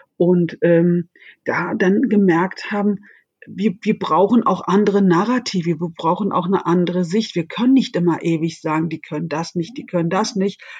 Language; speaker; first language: German; early bilingual, other home language; Turkish